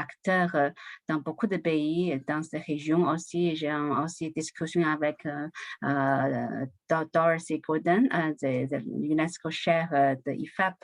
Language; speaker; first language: French; non-native, learner; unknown